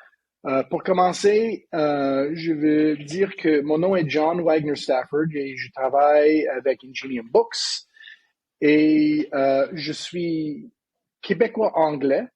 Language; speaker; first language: French; non-native, learner; English